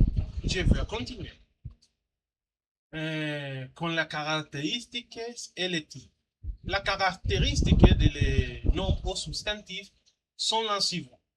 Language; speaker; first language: French; non-native, learner; Spanish